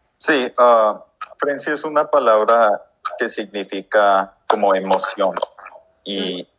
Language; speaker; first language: Spanish; early bilingual, heritage; English